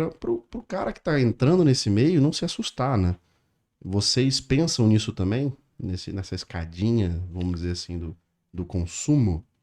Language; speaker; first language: Portuguese; native; Portuguese